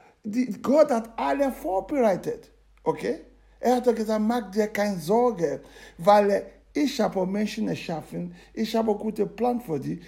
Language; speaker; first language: German; non-native, learner; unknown